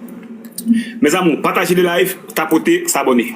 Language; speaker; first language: French; non-native, local second language; Haitian Creole